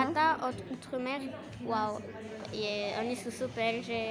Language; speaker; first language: Slovak; early bilingual, heritage; Slovak